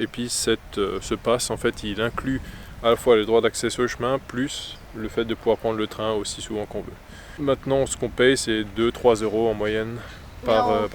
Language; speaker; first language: French; native; French